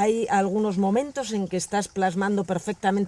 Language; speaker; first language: Spanish; native; Spanish